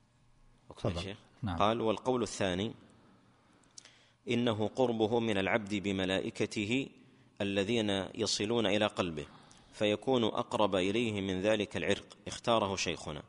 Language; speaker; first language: Arabic; native; Arabic